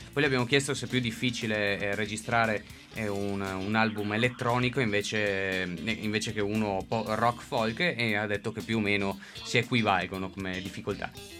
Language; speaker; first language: Italian; native; Italian